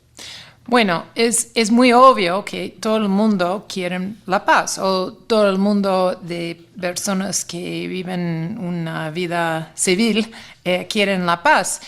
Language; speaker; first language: Spanish; non-native, fluent; English